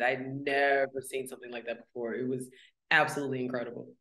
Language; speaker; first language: English; native; English